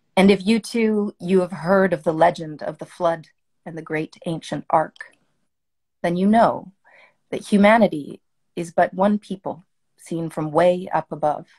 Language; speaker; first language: English; early bilingual, other home language; French